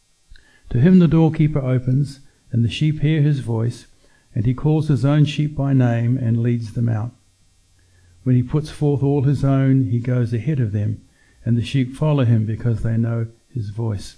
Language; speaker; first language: English; native; English